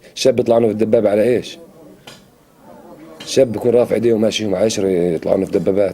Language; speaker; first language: Arabic; native; Arabic